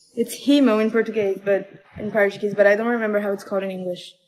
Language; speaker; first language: English; non-native, fluent; Portuguese